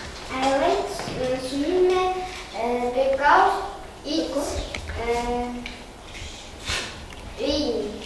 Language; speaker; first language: English; non-native, learner; Kazakh